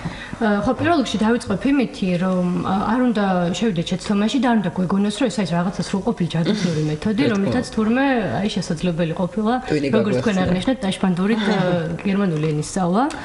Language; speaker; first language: Georgian; native; Georgian